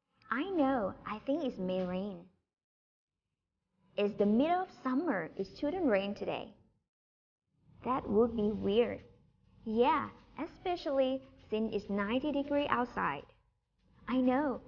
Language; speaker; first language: English; non-native, fluent; Thai